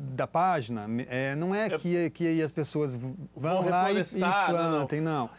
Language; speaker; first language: Portuguese; native; Portuguese